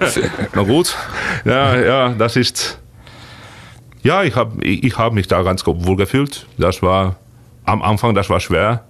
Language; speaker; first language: German; non-native, fluent; Finnish